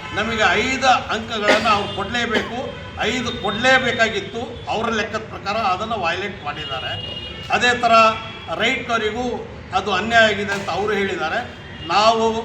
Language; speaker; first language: Kannada; non-native, local second language; Lambadi